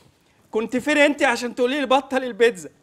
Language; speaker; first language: Arabic; native; Arabic